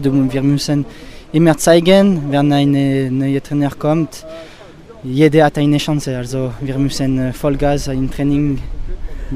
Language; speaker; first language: German; non-native, learner; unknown